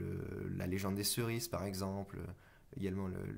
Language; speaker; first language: French; native; French